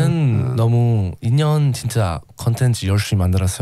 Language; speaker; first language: Korean; non-native, learner; English